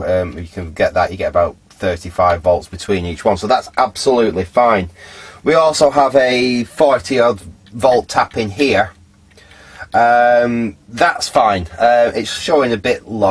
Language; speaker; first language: English; native; English